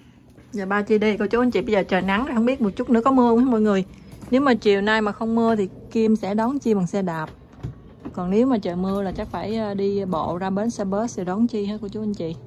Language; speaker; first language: Vietnamese; native; Vietnamese